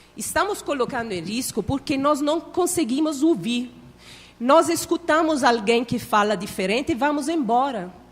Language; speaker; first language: Portuguese; non-native, fluent; Italian